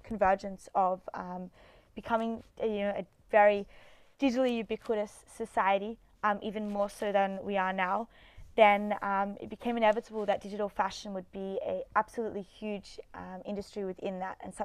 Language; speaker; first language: English; native; English